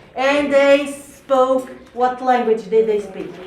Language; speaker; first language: English; non-native, fluent; Portuguese